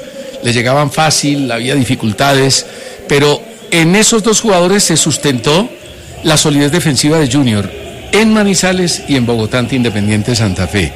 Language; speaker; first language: Spanish; native; Spanish